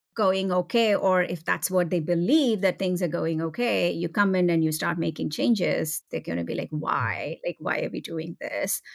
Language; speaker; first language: English; non-native, local second language; Tamil